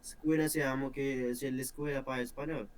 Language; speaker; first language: French; non-native, local second language; Berber languages